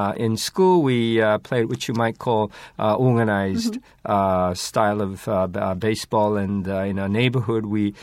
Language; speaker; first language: English; non-native, fluent; Japanese